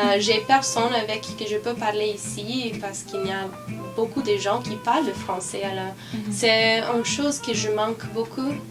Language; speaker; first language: French; non-native, learner; Spanish